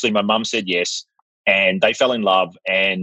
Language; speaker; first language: English; native; English